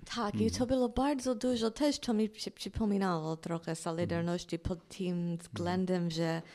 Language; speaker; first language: Polish; non-native, fluent; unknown